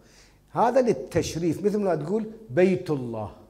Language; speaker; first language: Arabic; native; Arabic